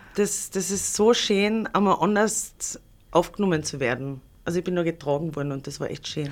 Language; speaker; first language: German; non-native, local second language; Slovenian